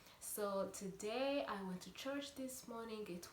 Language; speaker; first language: English; non-native, local second language; Kinyarwanda